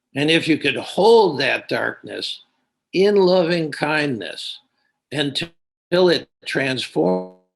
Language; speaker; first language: English; native; English